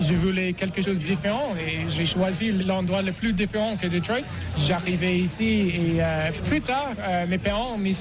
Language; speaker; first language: French; non-native, fluent; English